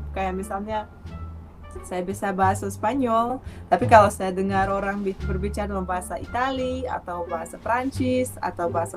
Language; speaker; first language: Indonesian; non-native, fluent; Russian